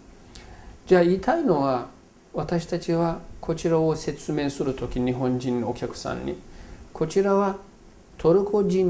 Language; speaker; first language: Japanese; non-native, fluent; Turkish